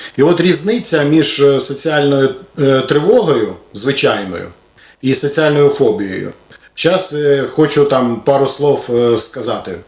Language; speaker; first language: Ukrainian; non-native, local second language; Russian